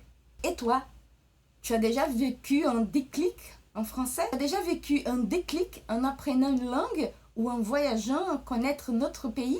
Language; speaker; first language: French; early bilingual, other home language; Portuguese